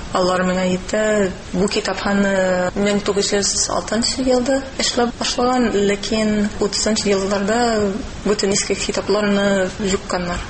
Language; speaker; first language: Tatar; non-native, fluent; English